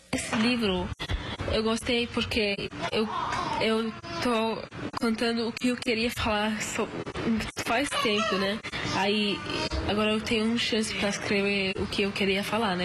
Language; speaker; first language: Portuguese; non-native, learner; Arabic